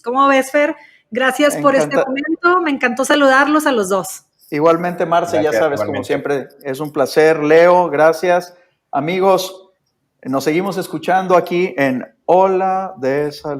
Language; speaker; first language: Spanish; native; Spanish